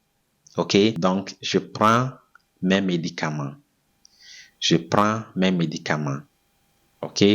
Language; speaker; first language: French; non-native, fluent; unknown